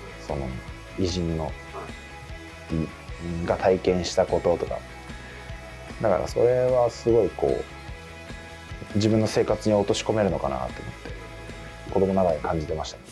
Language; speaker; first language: Japanese; native; Japanese